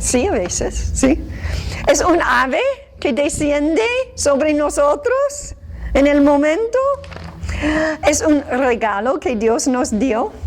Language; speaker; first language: Spanish; non-native, fluent; English